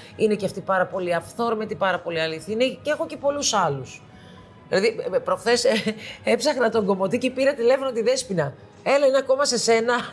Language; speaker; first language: Greek; early bilingual, heritage; Greek